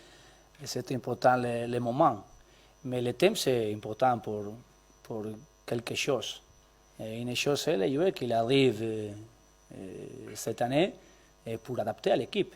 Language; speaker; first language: French; non-native, learner; Spanish